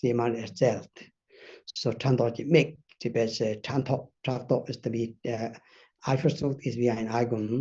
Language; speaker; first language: German; non-native, fluent; Tibetan